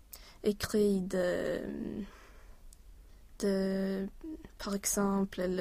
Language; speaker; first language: French; non-native, learner; Swedish